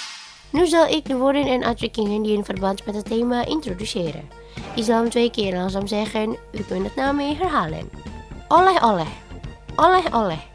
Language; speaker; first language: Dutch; non-native, learner; Indonesian